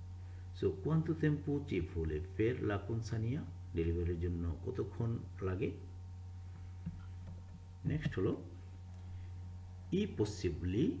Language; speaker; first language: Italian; non-native, fluent; Bangla